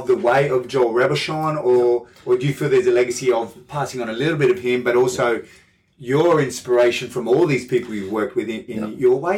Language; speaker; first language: English; native; English